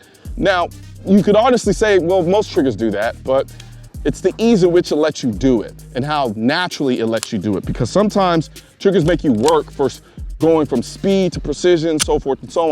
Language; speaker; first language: English; native; English